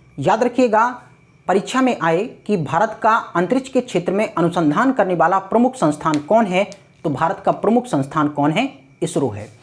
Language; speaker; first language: Hindi; native; Hindi